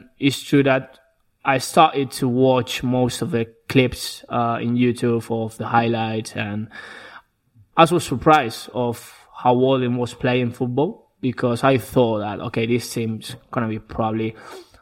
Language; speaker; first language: English; non-native, fluent; Spanish